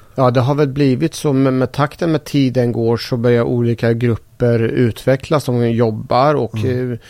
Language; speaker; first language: Swedish; early bilingual, other home language; Persian